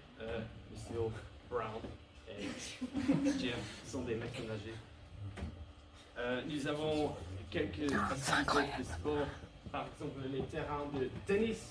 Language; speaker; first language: French; non-native, learner; English